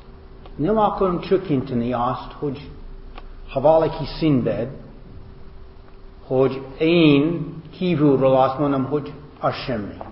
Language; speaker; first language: Hungarian; non-native, fluent; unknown